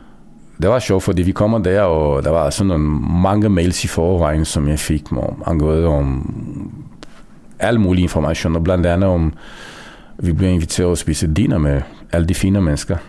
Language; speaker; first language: Danish; non-native, fluent; Romanian